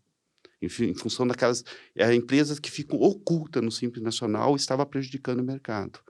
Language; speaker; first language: Portuguese; native; Portuguese